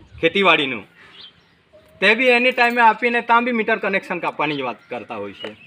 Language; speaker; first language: Gujarati; non-native, local second language; Bhili